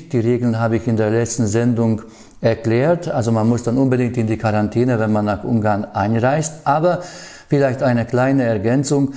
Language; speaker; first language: German; native; German